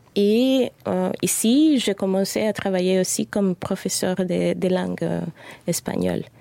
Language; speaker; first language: French; non-native, fluent; Spanish